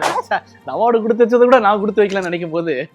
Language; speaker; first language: Tamil; native; Tamil